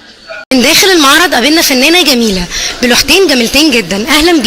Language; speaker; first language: Arabic; native; Arabic